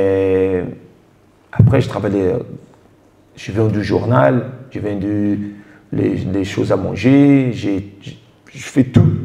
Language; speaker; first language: French; non-native, fluent; Portuguese